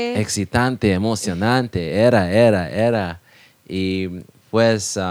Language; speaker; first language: Spanish; non-native, learner; English